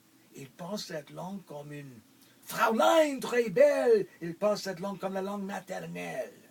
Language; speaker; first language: French; non-native, local second language; English